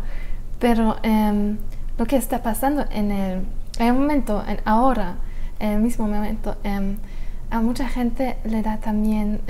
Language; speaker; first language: Spanish; non-native, fluent; German